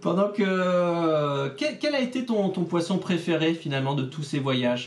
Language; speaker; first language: French; native; French